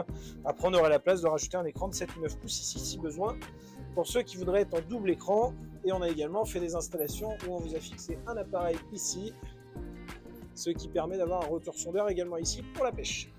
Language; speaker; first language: French; native; French